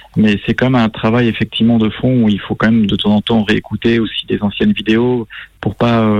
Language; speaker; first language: French; native; French